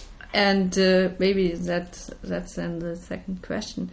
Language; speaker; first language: English; non-native, fluent; German